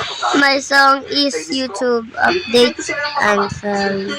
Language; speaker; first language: English; non-native, learner; Filipino